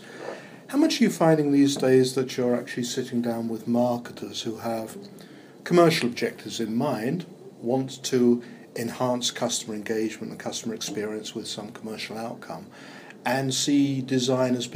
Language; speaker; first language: English; native; English